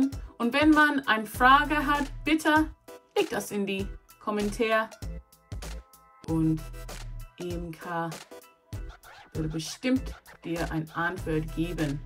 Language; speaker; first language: German; non-native, learner; English